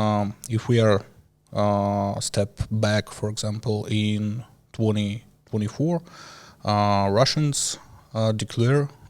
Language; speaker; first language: English; non-native, learner; Ukrainian